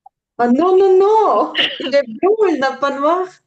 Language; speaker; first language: French; non-native, learner; Ukrainian